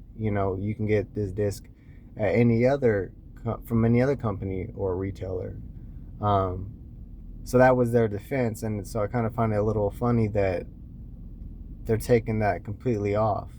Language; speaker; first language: English; native; English